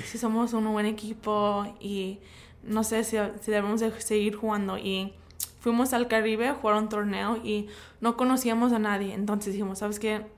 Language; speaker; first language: Spanish; early bilingual, heritage; Spanish